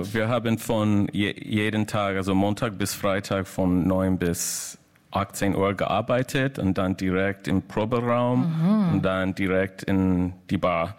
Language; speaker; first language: German; non-native, learner; English